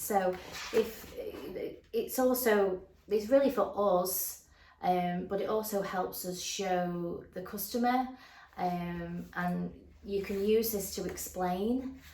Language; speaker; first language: English; native; English